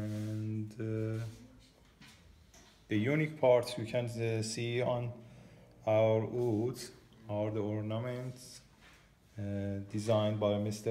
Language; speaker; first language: English; non-native, learner; Persian